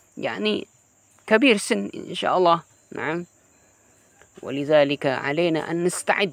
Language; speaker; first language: Arabic; non-native, fluent; Indonesian